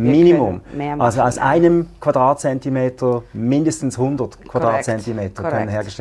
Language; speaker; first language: German; native; German